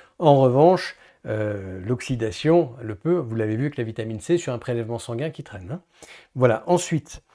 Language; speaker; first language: French; native; French